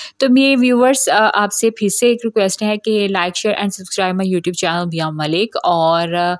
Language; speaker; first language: Urdu; non-native, local second language; Punjabi